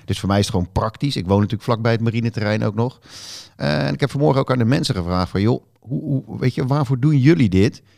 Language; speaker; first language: Dutch; native; Dutch